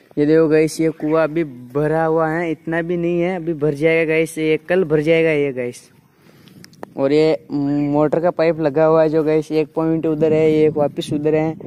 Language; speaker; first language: Hindi; native; Hindi